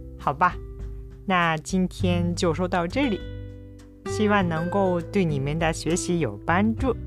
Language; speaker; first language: Chinese; non-native, fluent; Japanese